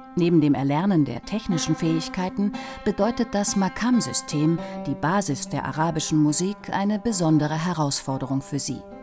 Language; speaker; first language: German; native; German